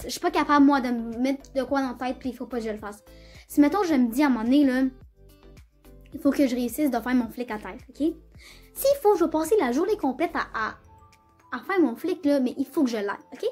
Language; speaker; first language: French; native; French